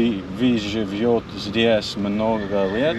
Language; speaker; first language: Russian; non-native, learner; English